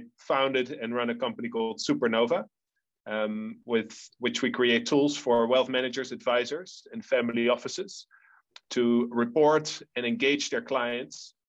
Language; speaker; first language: English; non-native, fluent; Dutch